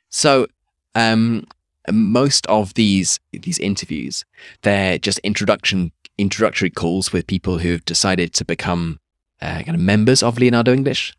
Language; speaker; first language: English; native; English